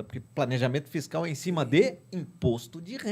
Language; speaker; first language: Portuguese; native; Portuguese